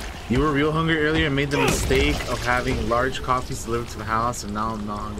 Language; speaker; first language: English; early bilingual, other home language; Spanish